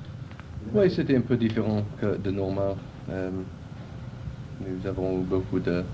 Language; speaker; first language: French; non-native, fluent; English